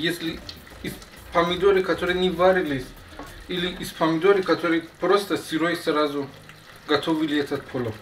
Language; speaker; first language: Russian; non-native, learner; Persian